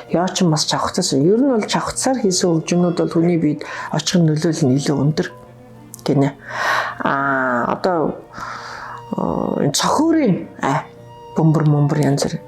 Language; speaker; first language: Mongolian; native; Mongolian